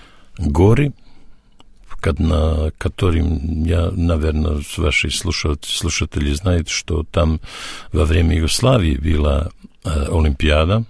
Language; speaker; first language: Russian; non-native, learner; Serbian